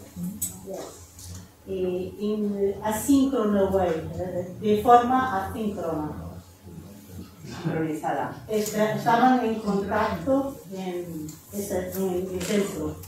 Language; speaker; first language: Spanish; non-native, learner; Portuguese